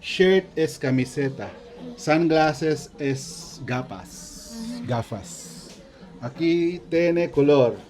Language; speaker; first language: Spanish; non-native, learner; Filipino